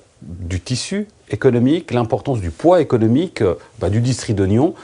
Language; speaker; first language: French; native; French